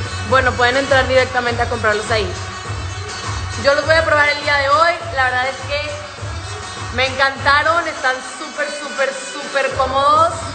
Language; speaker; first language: Spanish; native; Spanish